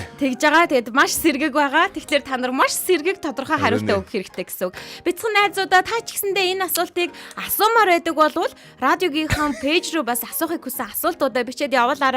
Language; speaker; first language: Mongolian; native; Mongolian